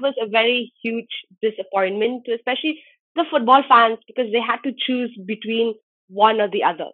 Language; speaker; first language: English; non-native, local second language; Khasi